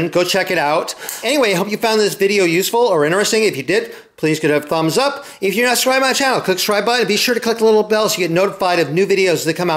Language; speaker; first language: English; native; English